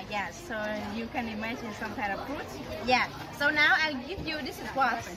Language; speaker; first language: English; non-native, learner; Vietnamese